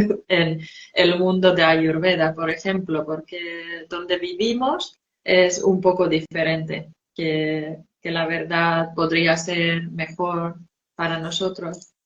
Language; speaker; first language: Spanish; non-native, fluent; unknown